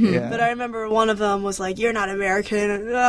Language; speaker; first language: English; early bilingual, other home language; Chinese